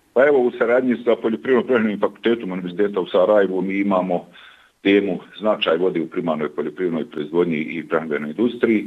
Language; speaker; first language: Bosnian; native; Bosnian